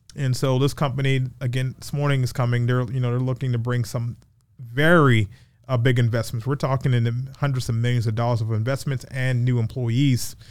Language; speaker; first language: English; native; English